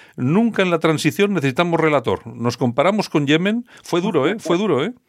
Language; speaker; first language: Spanish; native; Spanish